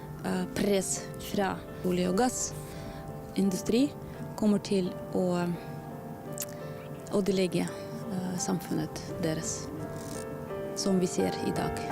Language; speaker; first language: Norwegian; non-native, fluent; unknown